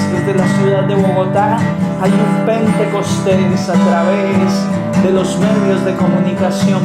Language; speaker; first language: Spanish; native; Spanish